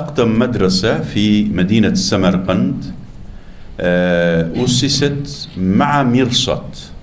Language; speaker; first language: Arabic; non-native, fluent; Turkish